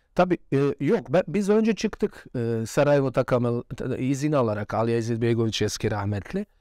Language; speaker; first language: Turkish; non-native, fluent; Bosnian